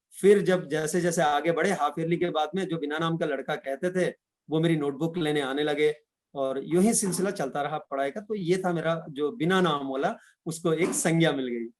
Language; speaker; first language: Hindi; non-native, local second language; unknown